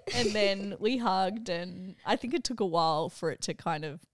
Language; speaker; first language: English; early bilingual, other home language; Filipino